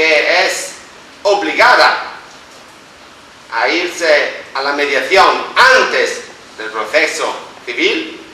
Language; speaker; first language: Spanish; non-native, fluent; Italian